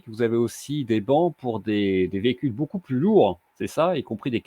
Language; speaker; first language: French; native; French